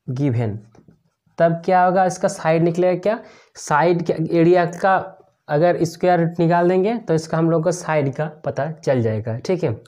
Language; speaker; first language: Hindi; native; Hindi